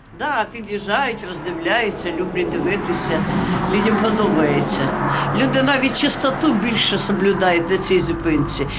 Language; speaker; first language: Ukrainian; non-native, local second language; Russian